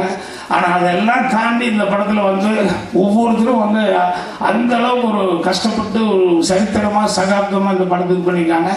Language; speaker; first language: Tamil; native; Tamil